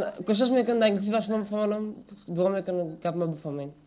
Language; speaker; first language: Persian; non-native, learner; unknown